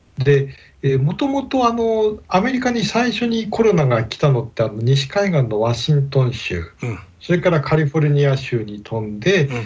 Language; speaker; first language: Japanese; native; Japanese